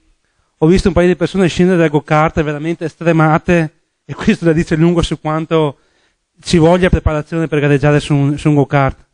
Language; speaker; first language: Italian; native; Italian